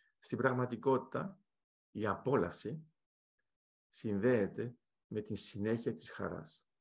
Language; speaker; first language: Greek; early bilingual, heritage; Greek